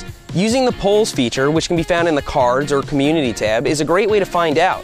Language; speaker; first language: English; native; English